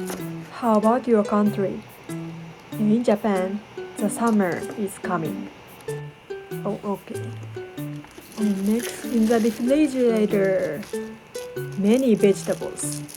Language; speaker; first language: English; non-native, learner; Japanese